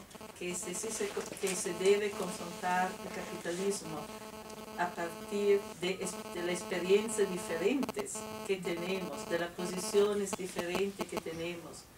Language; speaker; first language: Spanish; non-native, fluent; Italian